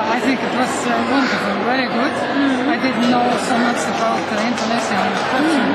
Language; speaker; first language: English; non-native, fluent; Norwegian